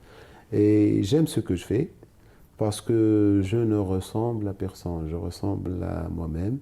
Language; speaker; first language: French; non-native, local second language; Arabic